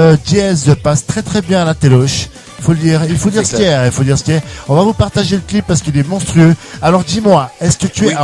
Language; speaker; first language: French; native; French